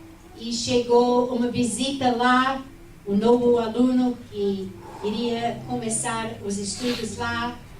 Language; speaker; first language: Portuguese; non-native, fluent; English